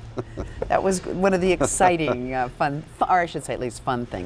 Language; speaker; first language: English; native; English